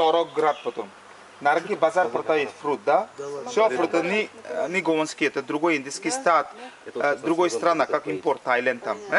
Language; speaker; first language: Russian; non-native, learner; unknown